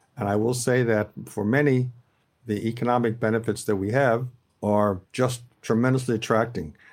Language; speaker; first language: English; native; English